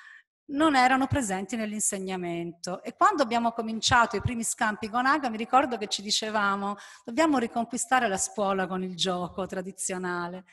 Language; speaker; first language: Italian; native; Italian